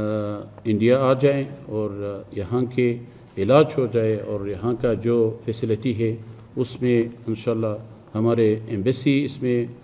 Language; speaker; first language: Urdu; non-native, fluent; Persian